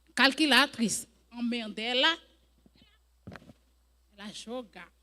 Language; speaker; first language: Portuguese; non-native, learner; French